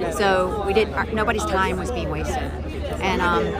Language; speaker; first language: English; native; English